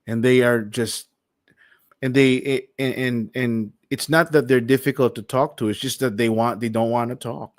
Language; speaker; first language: English; non-native, local second language; Filipino